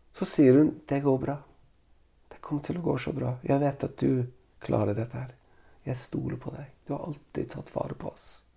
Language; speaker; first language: Norwegian; non-native, fluent; Italian